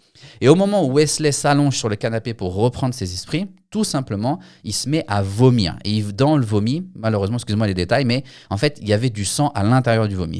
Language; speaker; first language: French; native; French